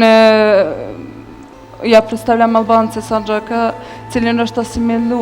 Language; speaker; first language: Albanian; non-native, learner; Bosnian